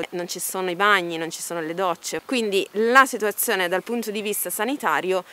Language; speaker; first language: Italian; native; Italian